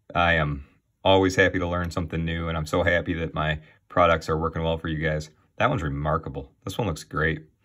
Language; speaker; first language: English; native; English